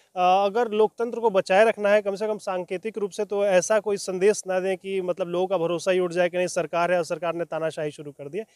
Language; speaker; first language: Hindi; native; Hindi